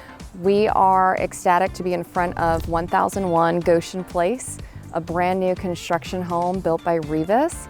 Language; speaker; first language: English; native; English